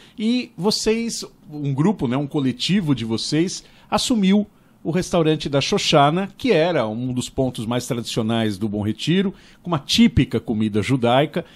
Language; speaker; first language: Portuguese; native; Portuguese